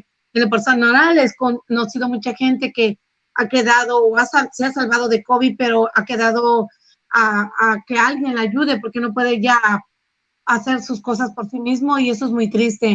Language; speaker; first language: Spanish; native; Spanish